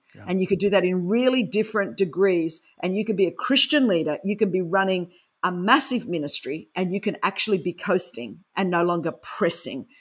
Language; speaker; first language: English; non-native, local second language; Greek